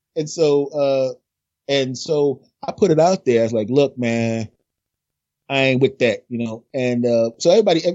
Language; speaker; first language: English; native; English